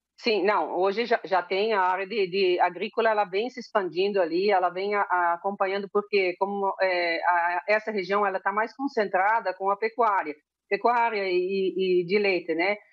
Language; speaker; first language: Portuguese; early bilingual, heritage; Portuguese